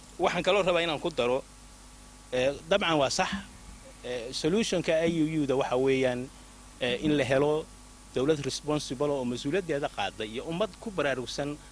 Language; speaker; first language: Somali; native; Somali